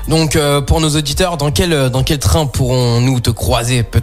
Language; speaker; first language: French; native; French